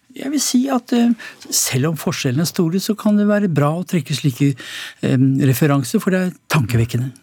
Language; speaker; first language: Norwegian; native; Norwegian